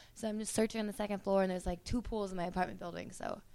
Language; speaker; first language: English; native; English